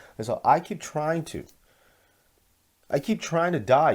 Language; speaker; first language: English; non-native, fluent; Korean